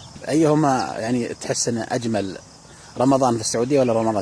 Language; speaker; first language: Arabic; native; Arabic